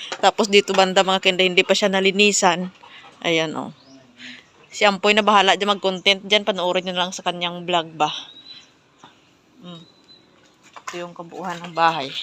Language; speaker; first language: Filipino; non-native, local second language; Cebuano